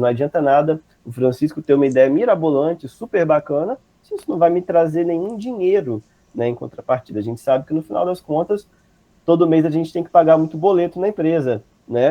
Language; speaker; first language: Portuguese; native; Portuguese